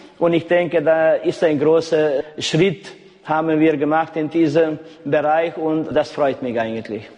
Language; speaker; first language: German; non-native, local second language; Hungarian